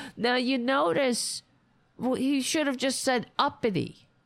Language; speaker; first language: English; native; English